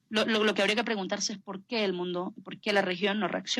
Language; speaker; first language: Spanish; native; Spanish